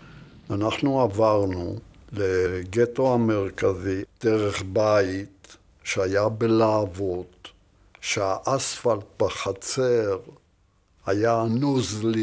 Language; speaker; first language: Hebrew; non-native, fluent; Polish